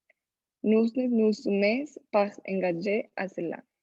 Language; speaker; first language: French; non-native, learner; Spanish